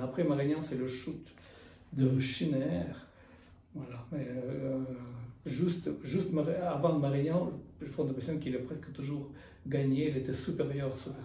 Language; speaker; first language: French; non-native, fluent; Russian